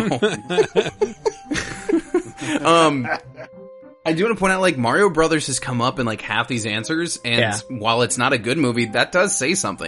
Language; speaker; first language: English; native; English